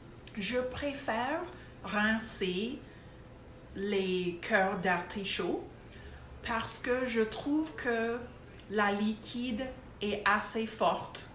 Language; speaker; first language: French; non-native, local second language; English